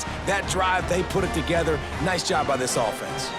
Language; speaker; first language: English; native; English